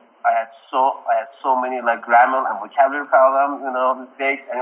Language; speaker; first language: English; non-native, fluent; Persian